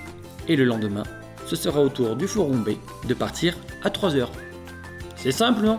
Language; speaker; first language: French; native; French